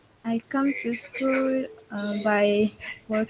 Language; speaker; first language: English; non-native, local second language; Malay